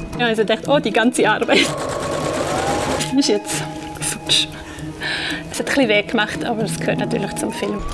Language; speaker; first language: German; native; German